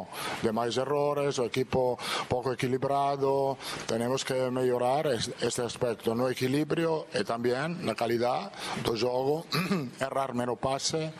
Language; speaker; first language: Portuguese; non-native, fluent; Italian